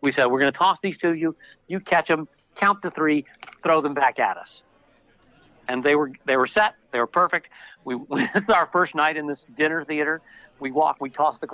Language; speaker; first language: English; native; English